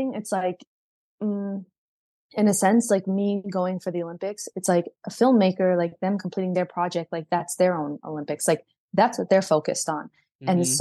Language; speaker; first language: English; native; English